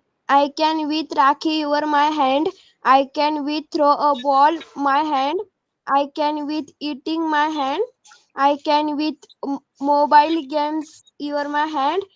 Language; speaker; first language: English; non-native, learner; Marathi